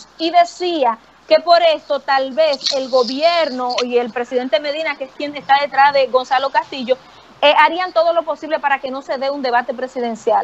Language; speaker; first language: Spanish; native; Spanish